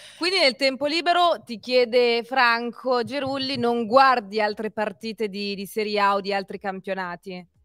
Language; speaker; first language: Italian; native; Italian